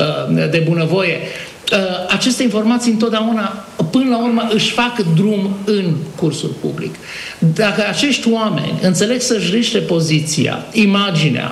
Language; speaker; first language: Romanian; native; Romanian